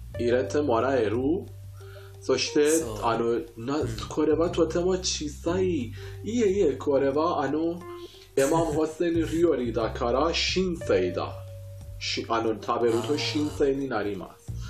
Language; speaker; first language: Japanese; non-native, fluent; Persian